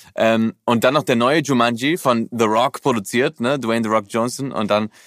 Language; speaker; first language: German; early bilingual, heritage; German